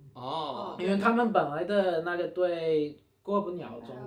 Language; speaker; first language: Chinese; early bilingual, heritage; Chinese